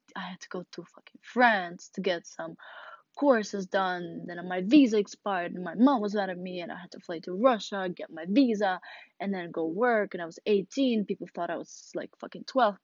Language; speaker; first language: English; non-native, fluent; Russian